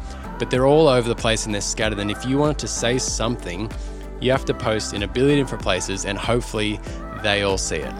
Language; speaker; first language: English; native; English